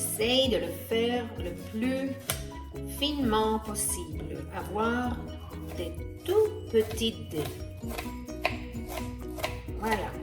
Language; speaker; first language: French; non-native, fluent; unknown